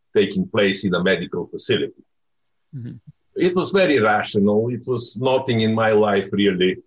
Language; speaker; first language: English; non-native, fluent; Bulgarian